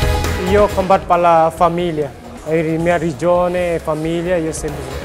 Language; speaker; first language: Italian; non-native, learner; Thai